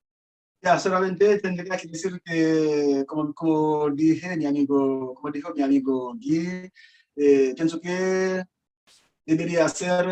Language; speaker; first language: Spanish; non-native, learner; Haitian Creole